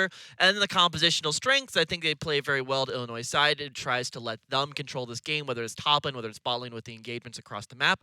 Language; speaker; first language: English; native; English